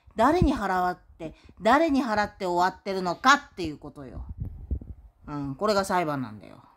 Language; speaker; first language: Japanese; native; Japanese